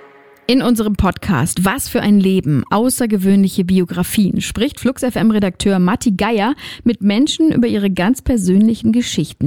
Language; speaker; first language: German; native; German